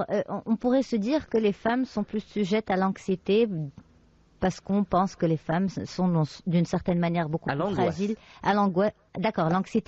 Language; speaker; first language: French; non-native, local second language; Arabic